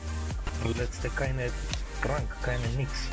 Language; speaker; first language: German; non-native, learner; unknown